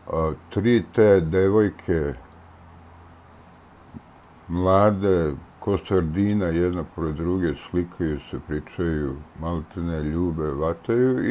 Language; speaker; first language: Serbian; native; Serbian